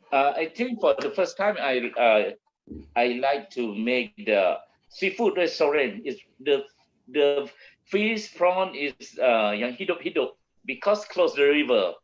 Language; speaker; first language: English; non-native, learner; Malay